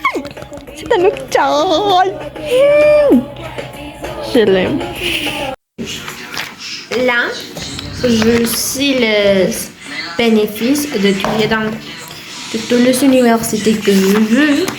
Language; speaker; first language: French; non-native, learner; Spanish